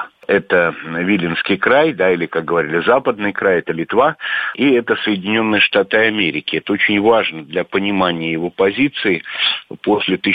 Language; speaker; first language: Russian; native; Russian